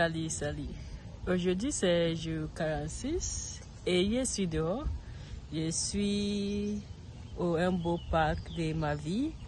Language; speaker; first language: French; non-native, learner; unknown